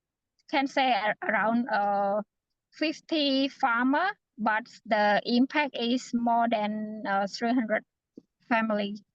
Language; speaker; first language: English; non-native, fluent; Khmer